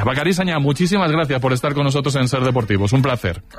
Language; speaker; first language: Spanish; native; Spanish